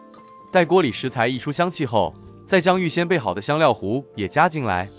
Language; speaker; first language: Chinese; native; Chinese